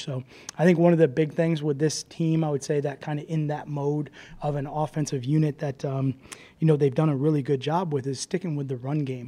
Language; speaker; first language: English; native; English